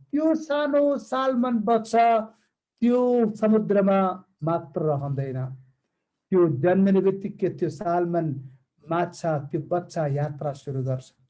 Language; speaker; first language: Nepali; non-native, fluent; Malayalam